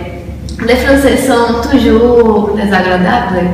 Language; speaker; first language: French; non-native, learner; Portuguese